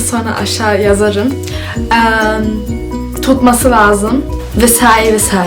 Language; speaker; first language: Turkish; early bilingual, heritage; Turkish